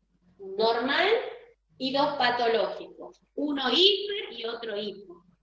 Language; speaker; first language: Spanish; native; Spanish